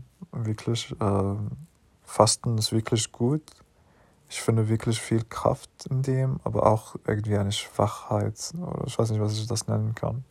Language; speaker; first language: German; non-native, learner; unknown